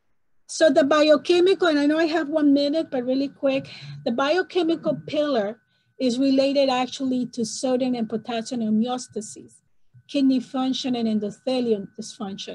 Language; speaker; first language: English; non-native, fluent; Spanish